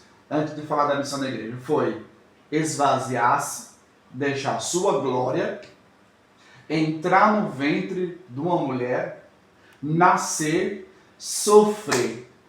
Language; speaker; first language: Portuguese; native; Portuguese